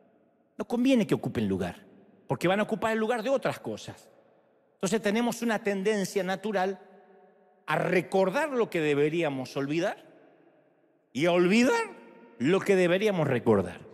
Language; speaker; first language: Spanish; native; Spanish